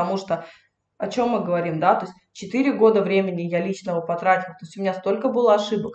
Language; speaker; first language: Russian; native; Russian